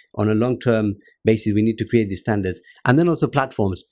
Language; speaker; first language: English; native; English